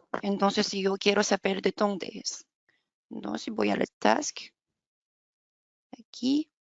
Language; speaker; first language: Spanish; non-native, fluent; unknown